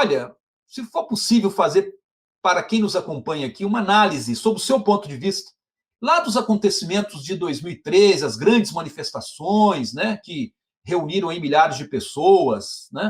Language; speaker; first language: Portuguese; native; Portuguese